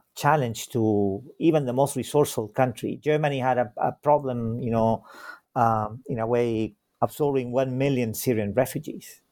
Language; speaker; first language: English; non-native, fluent; Spanish